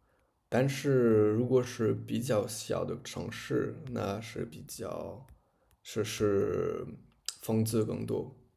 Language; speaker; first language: Chinese; non-native, learner; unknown